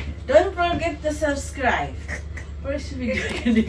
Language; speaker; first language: English; non-native, learner; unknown